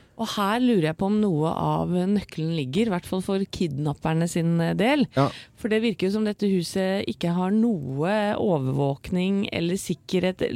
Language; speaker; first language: Norwegian; native; Norwegian